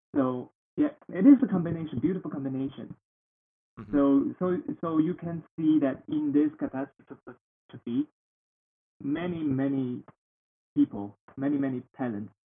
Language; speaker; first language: English; non-native, learner; Chinese